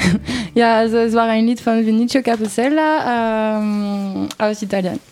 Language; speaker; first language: German; non-native, learner; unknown